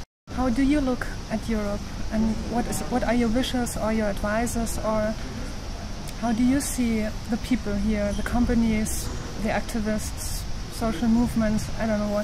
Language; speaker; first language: English; non-native, fluent; German